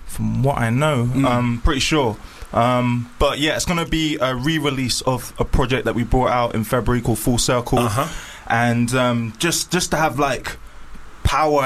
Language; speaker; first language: English; native; English